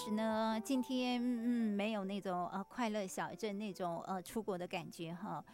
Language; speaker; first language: Chinese; native; Chinese